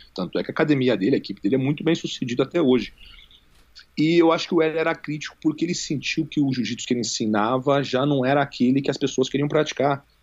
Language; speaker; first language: Portuguese; native; Portuguese